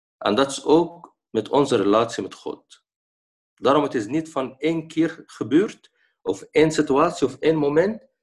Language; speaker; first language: Dutch; non-native, fluent; Arabic